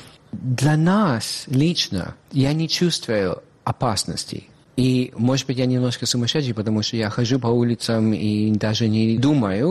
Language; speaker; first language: Russian; non-native, fluent; English